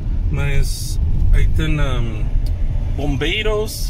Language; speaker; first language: Portuguese; non-native, learner; English